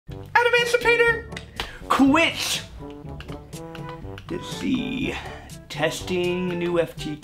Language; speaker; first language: English; native; English